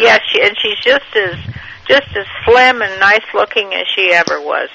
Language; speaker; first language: English; native; English